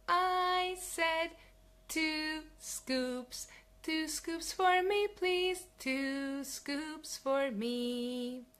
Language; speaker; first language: English; non-native, fluent; Hungarian